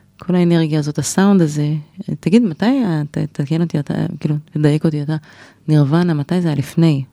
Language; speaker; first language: Hebrew; native; Hebrew